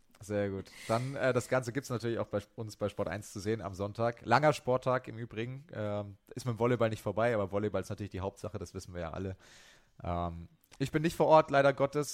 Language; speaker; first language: German; native; German